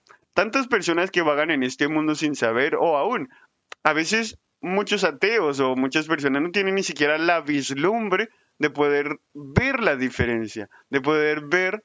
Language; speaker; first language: Spanish; native; Spanish